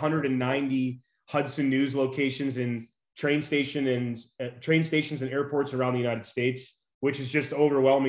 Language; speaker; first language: English; native; English